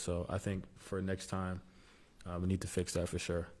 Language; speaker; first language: English; native; English